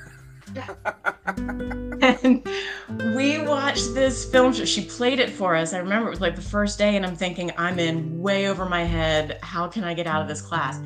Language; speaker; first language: English; native; English